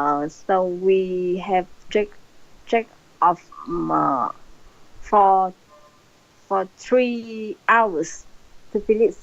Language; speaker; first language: English; non-native, learner; Vietnamese